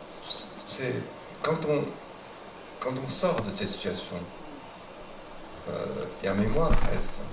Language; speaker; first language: French; non-native, fluent; Chinese